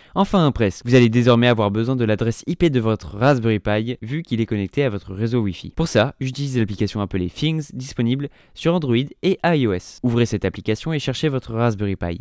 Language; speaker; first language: French; native; French